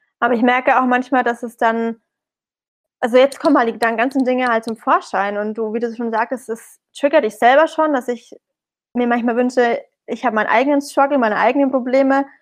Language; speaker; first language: German; early bilingual, other home language; Arabic